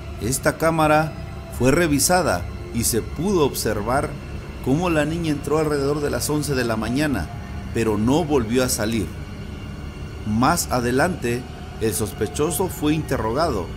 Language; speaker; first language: Spanish; native; Spanish